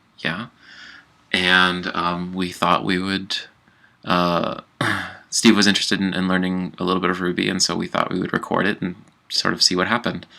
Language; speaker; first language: English; native; English